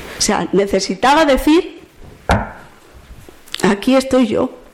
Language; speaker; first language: Spanish; native; Spanish